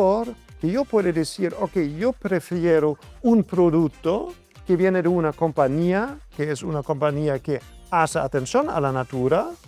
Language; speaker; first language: Spanish; non-native, fluent; German